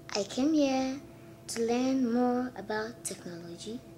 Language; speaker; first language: English; non-native, local second language; Akan